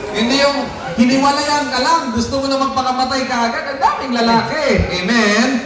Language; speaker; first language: Filipino; non-native, local second language; Cebuano